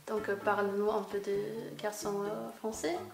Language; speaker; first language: French; non-native, fluent; Chinese